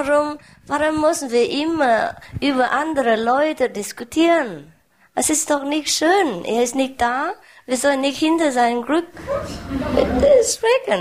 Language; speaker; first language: German; non-native, learner; Vietnamese